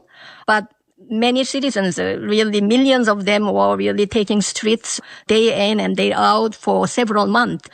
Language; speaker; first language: English; non-native, fluent; Korean